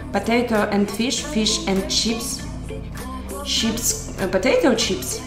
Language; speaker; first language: English; non-native, learner; Russian